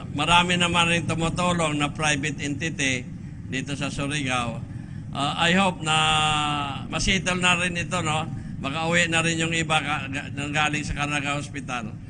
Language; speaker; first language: Filipino; non-native, local second language; Cebuano